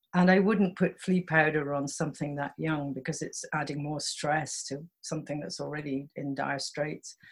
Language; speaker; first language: English; native; English